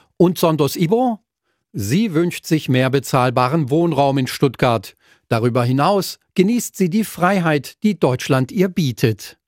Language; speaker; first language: German; native; German